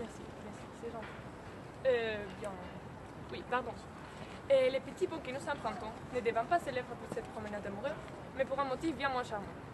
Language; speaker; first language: French; native; French